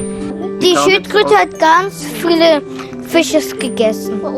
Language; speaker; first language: German; early bilingual, heritage; German